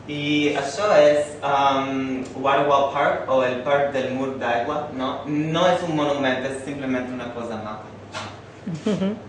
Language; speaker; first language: Catalan; non-native, fluent; English